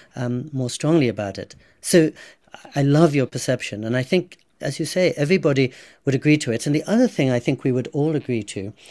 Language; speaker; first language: English; native; English